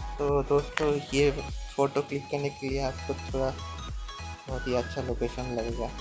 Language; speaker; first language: Hindi; non-native, local second language; Bangla